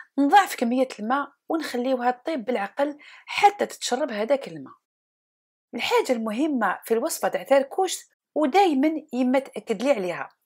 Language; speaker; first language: Arabic; non-native, local second language; Kabyle